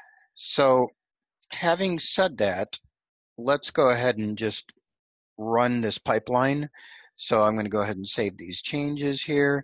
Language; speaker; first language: English; native; English